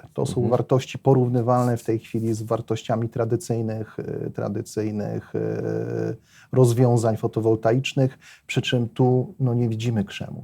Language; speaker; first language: Polish; native; Polish